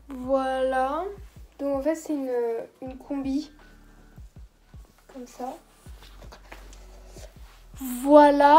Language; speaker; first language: French; native; French